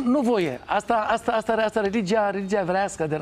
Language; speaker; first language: Romanian; non-native, fluent; Hebrew